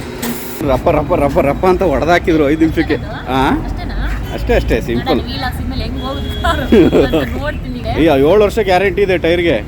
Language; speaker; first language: Kannada; native; Kannada